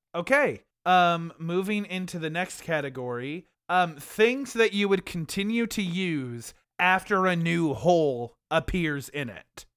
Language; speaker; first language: English; native; English